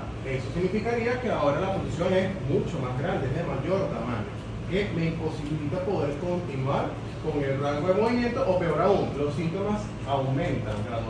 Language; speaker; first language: Spanish; native; Spanish